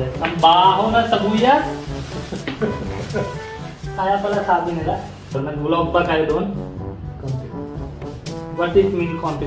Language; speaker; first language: Filipino; non-native, learner; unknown